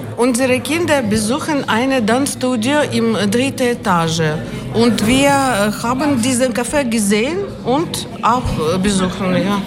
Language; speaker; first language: German; non-native, learner; Ukrainian